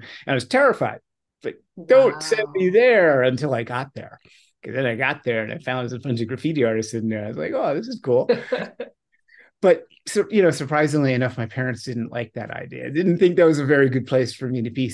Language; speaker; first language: English; native; English